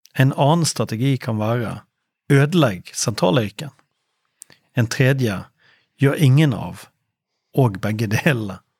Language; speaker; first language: Norwegian; native; Norwegian